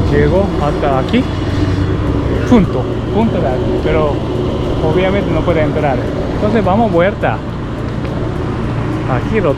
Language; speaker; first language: Spanish; non-native, learner; Japanese